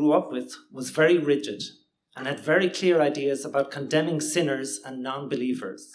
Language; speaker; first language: English; native; English